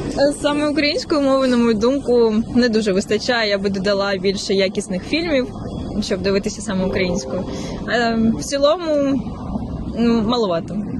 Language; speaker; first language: Ukrainian; non-native, local second language; Russian